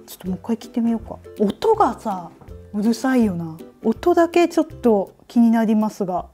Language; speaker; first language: Japanese; native; Japanese